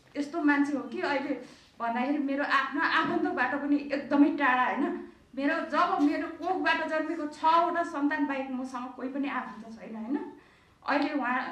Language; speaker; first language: Nepali; non-native, local second language; Eastern Tamang